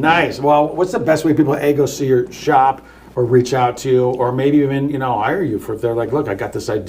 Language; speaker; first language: English; native; English